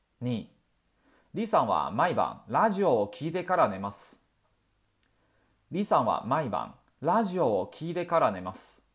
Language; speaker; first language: Japanese; non-native, fluent; Chinese